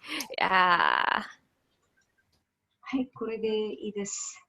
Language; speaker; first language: Japanese; non-native, learner; Marathi